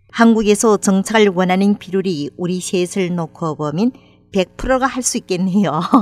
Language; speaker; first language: Korean; native; Korean